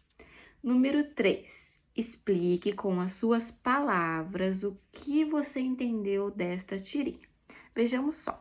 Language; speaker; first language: Portuguese; native; Portuguese